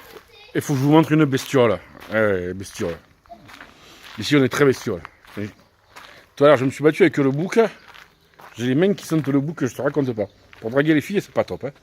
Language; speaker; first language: French; native; French